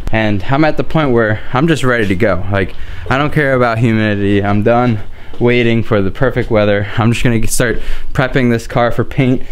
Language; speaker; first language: English; native; English